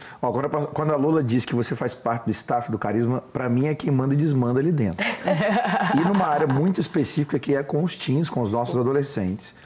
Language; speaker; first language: Portuguese; native; Portuguese